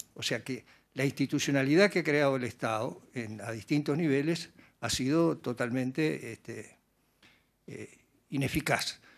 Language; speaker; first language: Spanish; native; Spanish